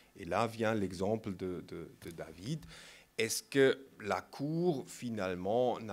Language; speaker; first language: French; non-native, fluent; German